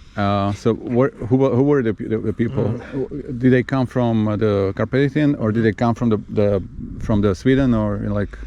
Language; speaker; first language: English; non-native, learner; Slovak